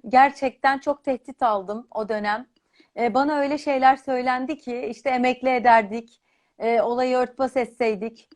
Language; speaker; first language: Turkish; native; Turkish